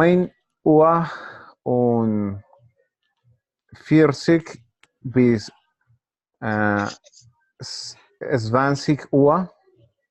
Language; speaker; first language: German; non-native, learner; Spanish